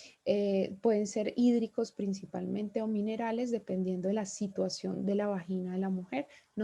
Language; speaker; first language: Spanish; native; Spanish